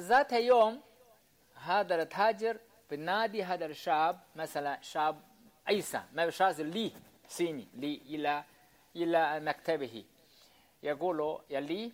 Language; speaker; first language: Arabic; non-native, learner; Chinese